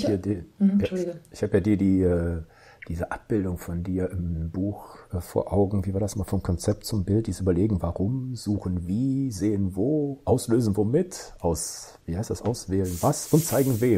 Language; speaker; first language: German; native; German